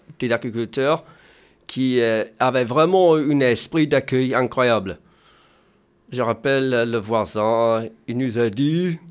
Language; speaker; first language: French; early bilingual, other home language; English